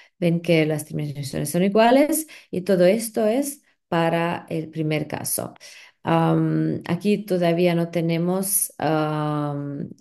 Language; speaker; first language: Spanish; non-native, fluent; Slovenian